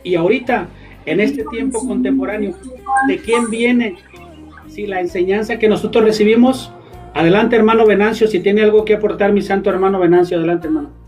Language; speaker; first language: Spanish; native; Spanish